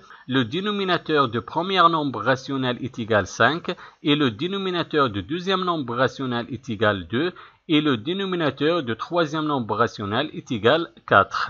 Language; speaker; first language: French; non-native, local second language; Arabic